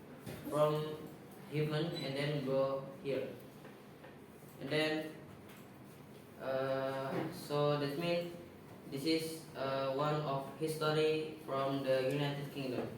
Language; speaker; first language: English; non-native, learner; Indonesian